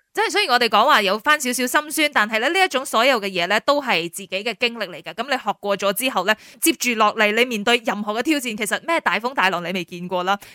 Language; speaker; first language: Cantonese; native; Cantonese